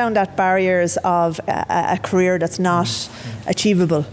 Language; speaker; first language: English; native; English